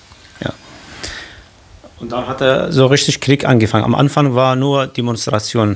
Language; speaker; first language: German; non-native, learner; Kurdish